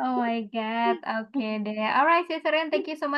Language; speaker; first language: English; non-native, fluent; Indonesian